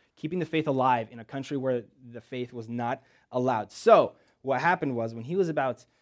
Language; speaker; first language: English; early bilingual, other home language; Russian